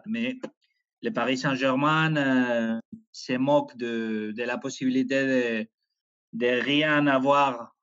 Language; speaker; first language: French; non-native, fluent; Spanish